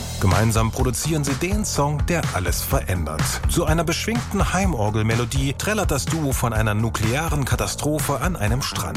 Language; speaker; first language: German; native; German